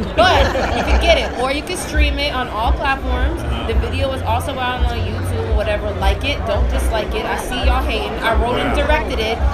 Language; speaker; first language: English; native; English